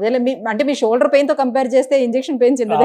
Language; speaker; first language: Telugu; native; Telugu